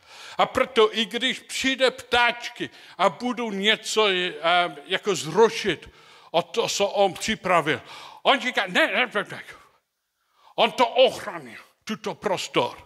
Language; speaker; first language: Czech; non-native, learner; English